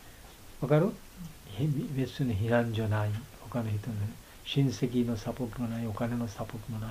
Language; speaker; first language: Japanese; non-native, learner; Bangla